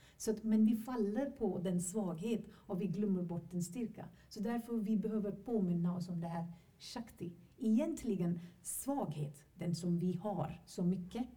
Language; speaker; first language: Swedish; non-native, fluent; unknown